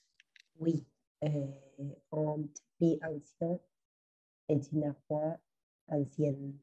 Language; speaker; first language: French; non-native, learner; Spanish